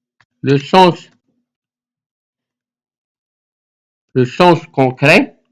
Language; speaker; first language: French; non-native, fluent; Arabic